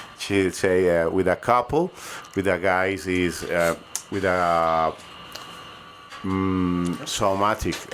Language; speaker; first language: English; non-native, learner; Spanish